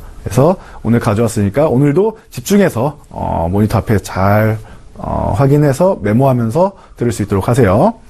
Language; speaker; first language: Korean; native; Korean